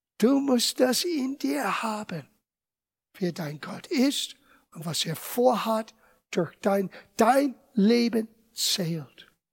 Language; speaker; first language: German; non-native, fluent; English